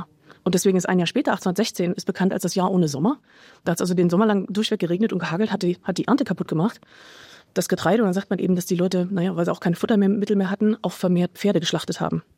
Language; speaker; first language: German; native; German